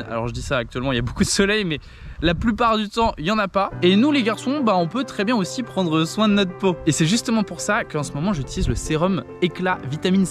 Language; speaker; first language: French; native; French